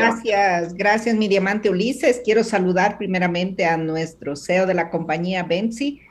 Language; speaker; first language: Spanish; native; Spanish